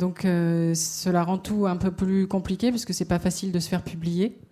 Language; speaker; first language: French; non-native, fluent; Dutch